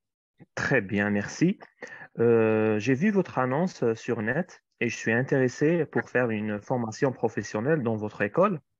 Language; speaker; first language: French; non-native, fluent; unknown